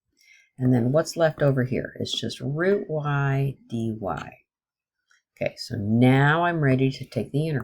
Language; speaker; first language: English; native; English